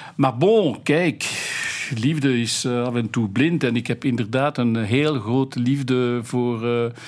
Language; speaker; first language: Dutch; non-native, fluent; French